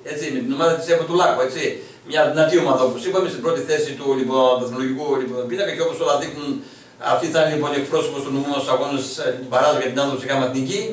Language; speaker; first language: Greek; native; Greek